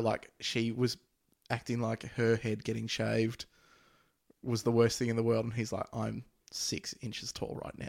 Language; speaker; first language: English; native; English